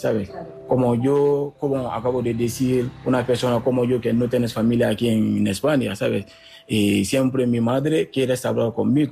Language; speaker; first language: Spanish; non-native, learner; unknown